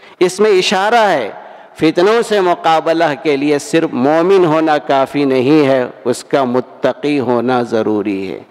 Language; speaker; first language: Urdu; native; Urdu